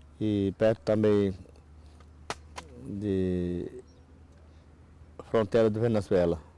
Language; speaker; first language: Portuguese; non-native, local second language; Yanomámi